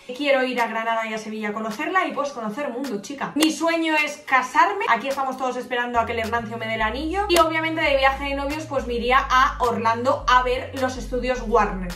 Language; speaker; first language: Spanish; native; Spanish